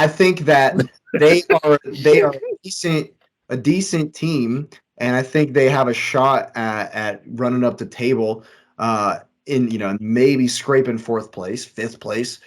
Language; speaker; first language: English; native; English